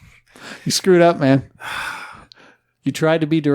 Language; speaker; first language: English; native; English